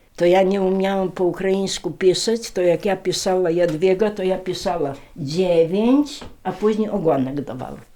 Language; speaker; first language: Polish; native; Polish